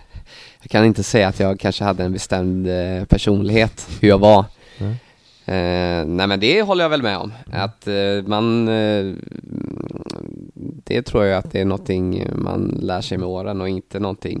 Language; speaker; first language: Swedish; native; Swedish